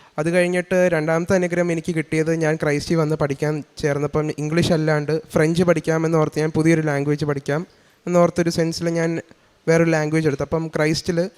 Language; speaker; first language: Malayalam; early bilingual, heritage; Malayalam